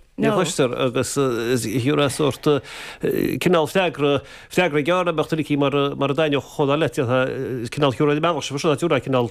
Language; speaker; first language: Irish; native; Irish